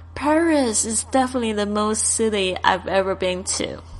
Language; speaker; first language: English; non-native, fluent; Chinese